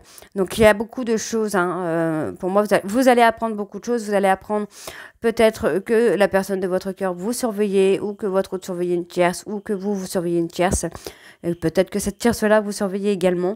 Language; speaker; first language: French; native; French